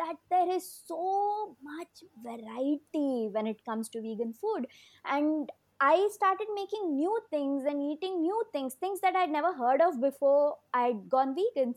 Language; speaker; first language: English; non-native, local second language; Kannada